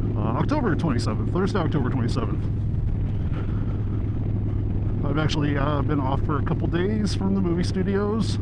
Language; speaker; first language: English; native; English